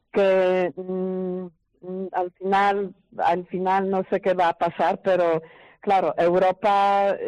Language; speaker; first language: Spanish; non-native, fluent; Polish